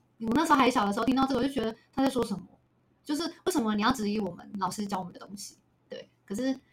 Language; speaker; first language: Chinese; native; Chinese